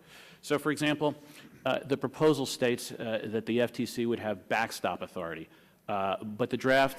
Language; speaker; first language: English; native; English